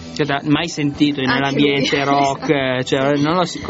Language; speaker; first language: Italian; native; Italian